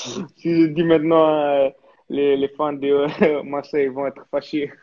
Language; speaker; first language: French; early bilingual, heritage; French